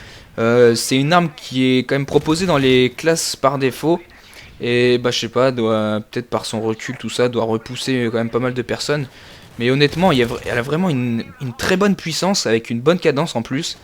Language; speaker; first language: French; native; French